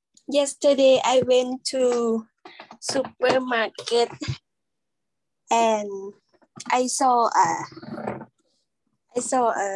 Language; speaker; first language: English; non-native, learner; Lao